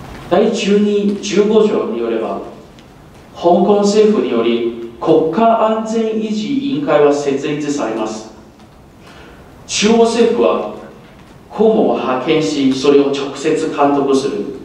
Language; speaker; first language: Japanese; non-native, fluent; Cantonese